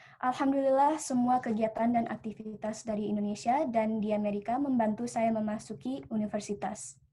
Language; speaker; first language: Indonesian; early bilingual, heritage; Indonesian